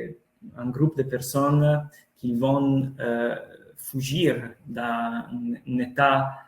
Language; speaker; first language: French; non-native, fluent; Italian